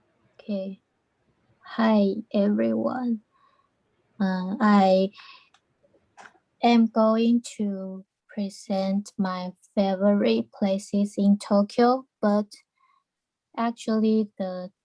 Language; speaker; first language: English; non-native, learner; Chinese